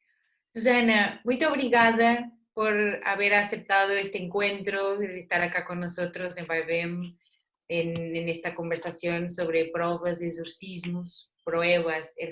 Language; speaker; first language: Spanish; non-native, fluent; Portuguese